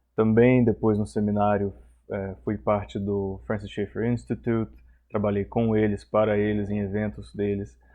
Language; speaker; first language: Portuguese; native; Portuguese